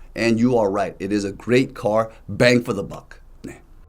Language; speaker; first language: English; early bilingual, other home language; Korean